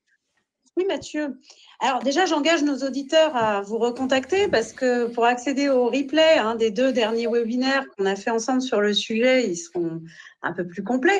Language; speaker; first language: French; native; French